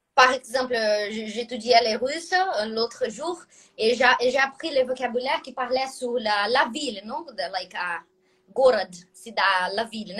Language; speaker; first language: French; non-native, fluent; Portuguese